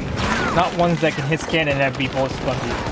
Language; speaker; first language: English; native; English